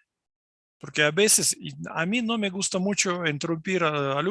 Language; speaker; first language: Spanish; non-native, fluent; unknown